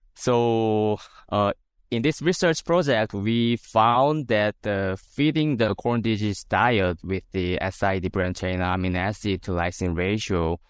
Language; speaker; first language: English; non-native, fluent; Korean